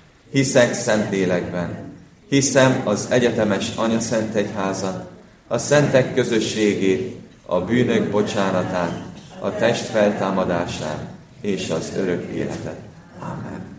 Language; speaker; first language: Hungarian; native; Hungarian